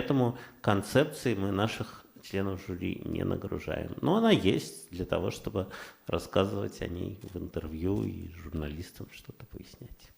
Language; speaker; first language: Russian; native; Russian